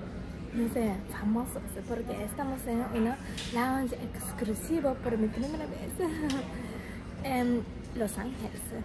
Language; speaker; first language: Spanish; non-native, fluent; Japanese